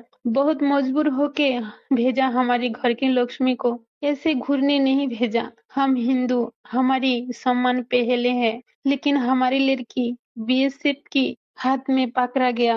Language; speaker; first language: Hindi; non-native, learner; Bangla